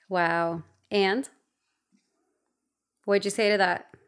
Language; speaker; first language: English; early bilingual, other home language; Spanish